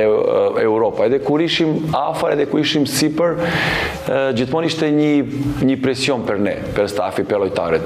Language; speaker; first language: Albanian; non-native, learner; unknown